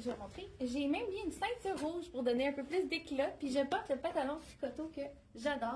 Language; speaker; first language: French; native; French